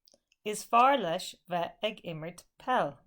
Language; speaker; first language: Irish; non-native, learner; English